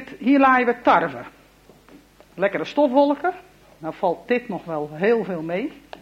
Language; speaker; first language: Dutch; native; Dutch